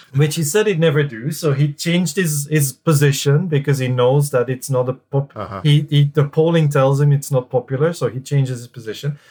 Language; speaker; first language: English; non-native, fluent; Dutch